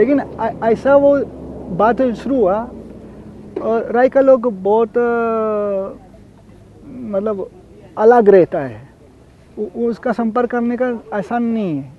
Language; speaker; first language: Hindi; non-native, learner; Italian